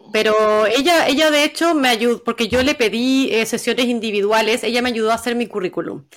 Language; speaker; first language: Spanish; native; Spanish